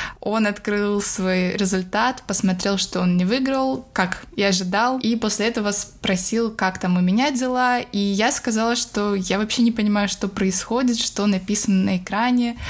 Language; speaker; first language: Russian; native; Russian